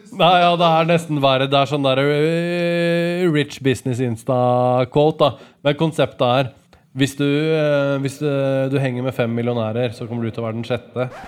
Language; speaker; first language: Norwegian; native; Norwegian